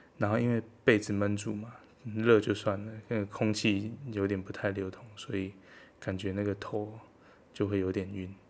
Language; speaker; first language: Chinese; native; Chinese